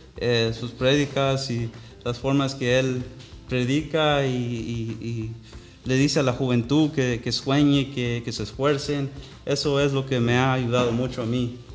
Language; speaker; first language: Spanish; early bilingual, heritage; Spanish